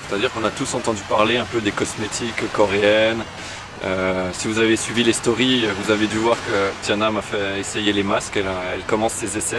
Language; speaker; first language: French; native; French